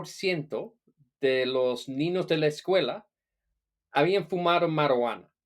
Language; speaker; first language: Spanish; non-native, fluent; English